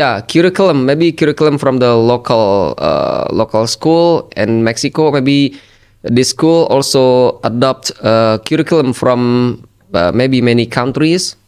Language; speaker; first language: English; non-native, fluent; Indonesian